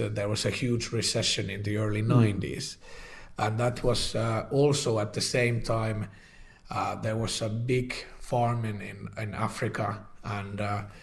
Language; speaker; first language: English; non-native, fluent; Finnish